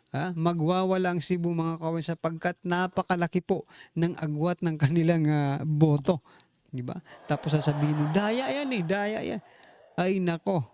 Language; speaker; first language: Filipino; non-native, local second language; Waray